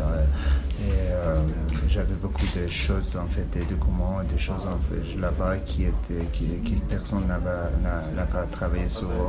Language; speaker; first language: French; non-native, learner; Persian